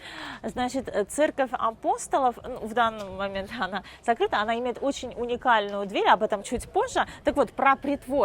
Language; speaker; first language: Russian; native; Russian